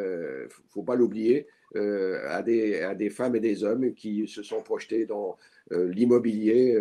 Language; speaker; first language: French; native; French